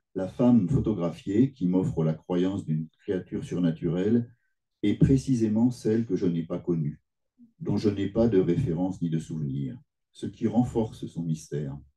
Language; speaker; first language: French; native; French